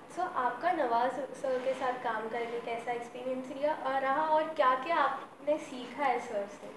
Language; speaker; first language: Hindi; native; Hindi